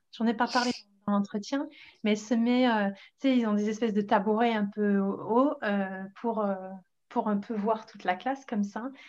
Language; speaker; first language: French; non-native, fluent; English